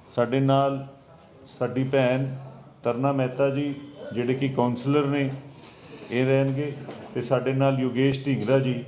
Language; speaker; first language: Hindi; non-native, local second language; Punjabi